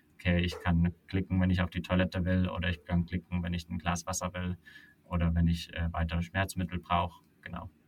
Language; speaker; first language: German; non-native, fluent; Finnish